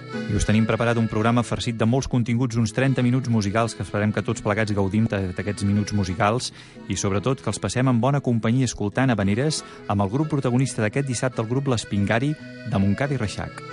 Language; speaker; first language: Catalan; native; Catalan